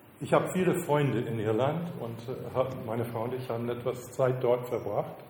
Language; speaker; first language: German; non-native, fluent; English